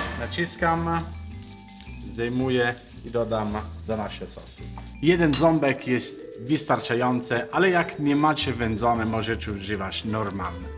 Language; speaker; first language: Polish; non-native, learner; Italian